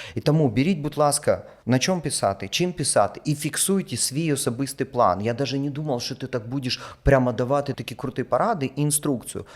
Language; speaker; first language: Ukrainian; non-native, local second language; Russian